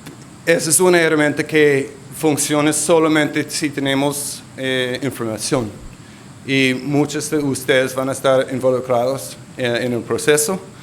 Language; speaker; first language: Spanish; non-native, local second language; English